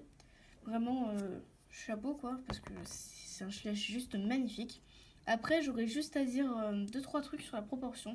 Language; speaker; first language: French; native; French